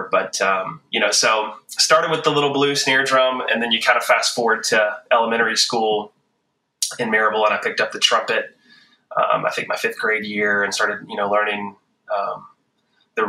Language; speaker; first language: English; native; English